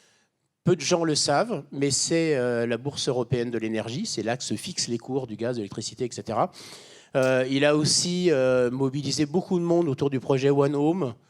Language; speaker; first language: French; native; French